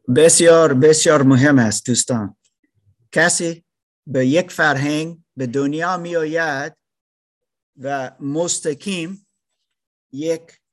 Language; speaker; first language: Persian; non-native, learner; German